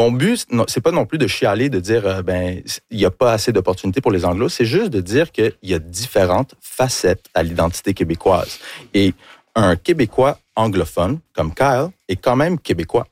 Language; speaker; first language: French; non-native, local second language; English